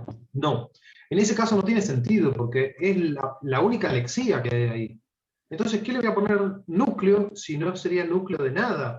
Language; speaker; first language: Spanish; native; Spanish